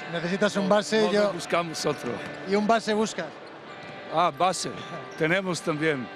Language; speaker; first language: Spanish; non-native, learner; Serbian